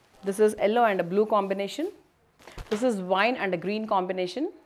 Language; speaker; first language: English; non-native, local second language; Telugu